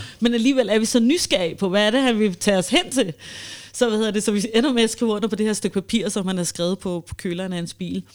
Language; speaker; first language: Danish; early bilingual, heritage; Danish